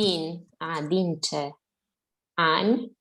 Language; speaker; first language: Romanian; non-native, learner; Spanish